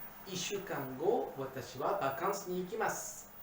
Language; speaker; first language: Japanese; non-native, learner; French